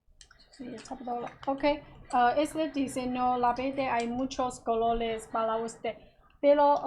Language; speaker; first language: Spanish; non-native, learner; Chinese